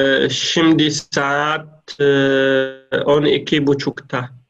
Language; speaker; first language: Turkish; non-native, learner; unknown